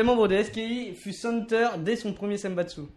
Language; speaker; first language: French; native; French